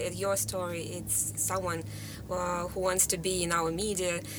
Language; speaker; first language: English; non-native, fluent; Russian